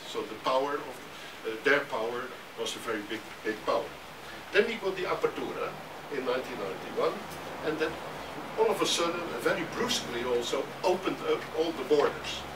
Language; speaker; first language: English; non-native, fluent; Dutch